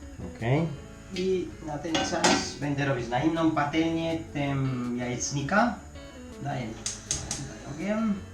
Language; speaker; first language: Polish; non-native, learner; Spanish